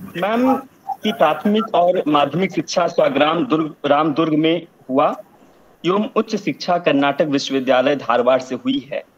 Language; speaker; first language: Hindi; native; Hindi